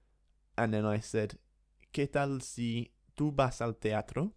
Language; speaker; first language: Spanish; non-native, fluent; English